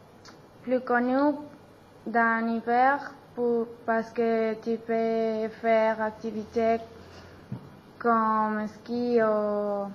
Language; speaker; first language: French; non-native, learner; Spanish